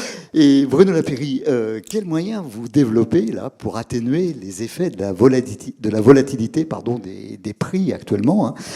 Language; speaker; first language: French; native; French